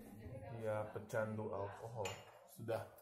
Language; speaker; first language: Indonesian; non-native, learner; Dutch